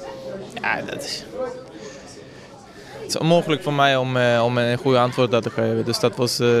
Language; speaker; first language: Dutch; non-native, fluent; Swedish